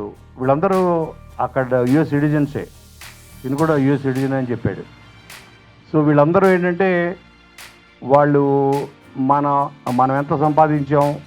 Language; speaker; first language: Telugu; native; Telugu